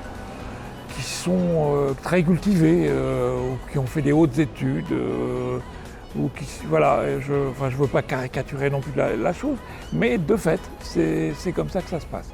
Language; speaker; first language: French; native; French